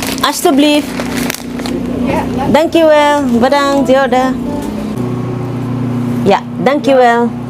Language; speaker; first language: Dutch; non-native, learner; Indonesian